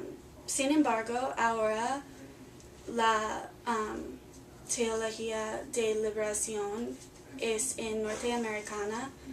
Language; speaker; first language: Spanish; non-native, learner; English